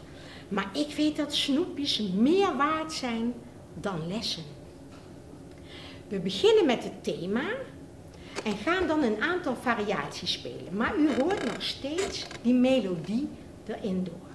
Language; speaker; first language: Dutch; native; Dutch